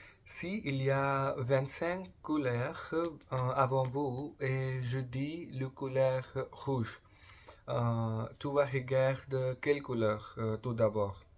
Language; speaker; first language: French; non-native, learner; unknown